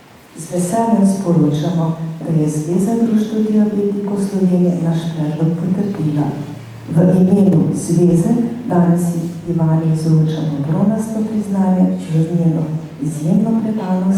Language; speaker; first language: Slovenian; native; Slovenian